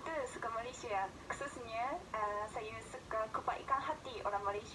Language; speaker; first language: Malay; non-native, fluent; Japanese